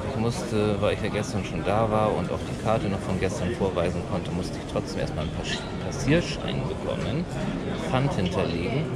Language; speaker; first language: German; native; German